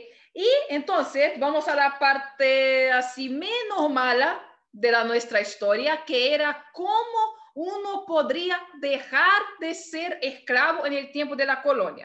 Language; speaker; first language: Spanish; non-native, fluent; Portuguese